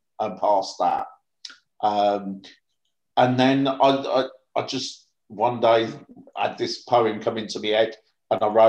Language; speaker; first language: English; native; English